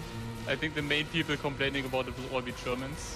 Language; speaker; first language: English; non-native, fluent; German